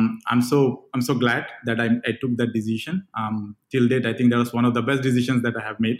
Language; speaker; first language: English; non-native, local second language; Bangla